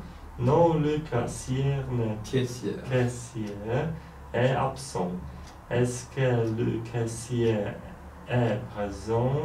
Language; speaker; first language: French; non-native, learner; Polish